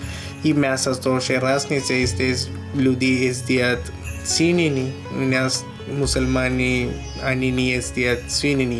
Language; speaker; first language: Russian; non-native, learner; Malayalam